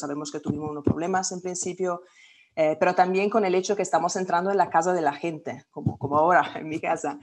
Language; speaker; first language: Spanish; non-native, fluent; Italian